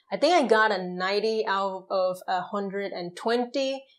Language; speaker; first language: English; non-native, fluent; Spanish